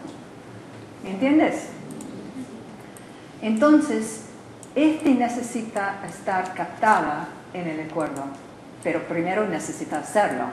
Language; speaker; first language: Spanish; non-native, learner; English